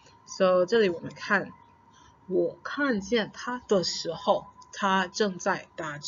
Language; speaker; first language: Chinese; non-native, fluent; English